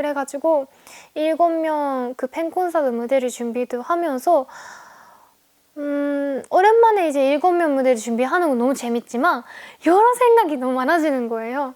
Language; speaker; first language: Korean; non-native, fluent; Japanese